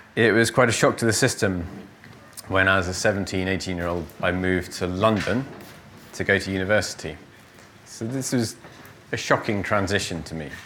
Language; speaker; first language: English; native; English